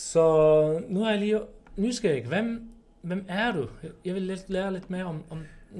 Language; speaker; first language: Danish; non-native, fluent; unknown